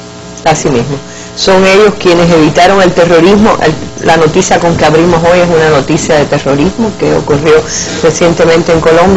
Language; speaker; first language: Spanish; native; Spanish